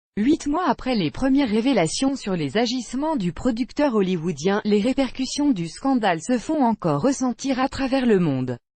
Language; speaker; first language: French; native; French